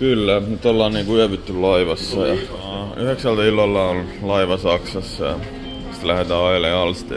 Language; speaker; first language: Finnish; native; Finnish